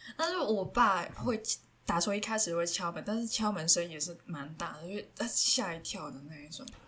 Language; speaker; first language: Chinese; non-native, local second language; Cantonese